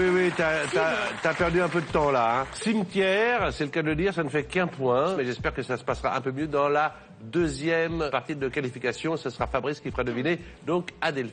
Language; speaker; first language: French; native; French